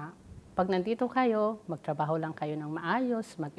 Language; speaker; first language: English; non-native, local second language; Waray